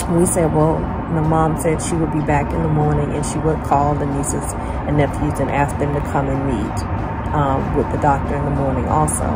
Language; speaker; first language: English; native; English